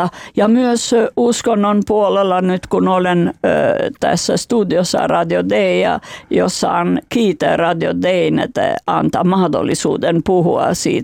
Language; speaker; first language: Finnish; non-native, fluent; Albanian